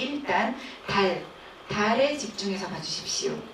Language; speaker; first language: Korean; native; Korean